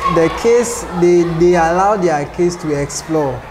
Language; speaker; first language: English; non-native, local second language; Akan